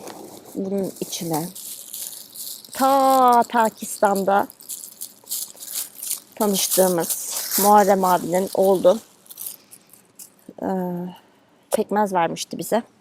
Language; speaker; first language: Turkish; native; Turkish